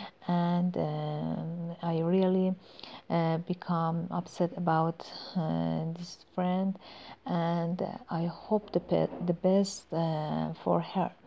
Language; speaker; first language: English; non-native, learner; Persian